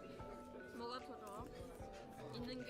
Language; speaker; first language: Korean; non-native, fluent; French